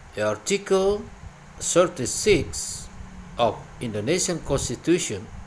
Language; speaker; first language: English; non-native, fluent; Indonesian